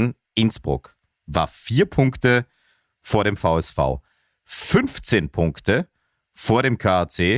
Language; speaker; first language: German; native; German